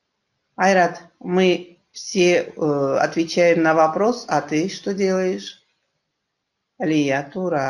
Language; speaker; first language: Russian; non-native, local second language; Kyrgyz